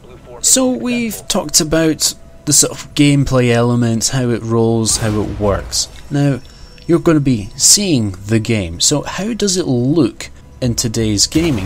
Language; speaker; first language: English; native; English